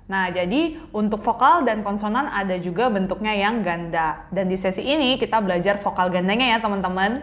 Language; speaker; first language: Indonesian; native; Indonesian